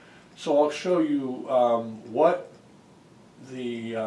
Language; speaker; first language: English; native; English